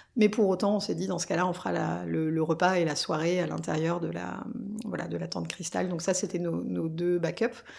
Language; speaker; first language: French; native; French